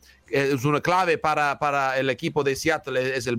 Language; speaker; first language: Spanish; non-native, learner; English